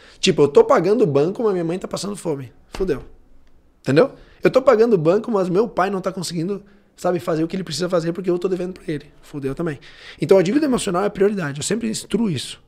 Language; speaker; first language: Portuguese; early bilingual, heritage; Portuguese